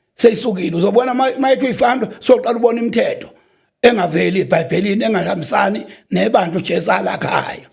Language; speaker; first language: Zulu; native; Zulu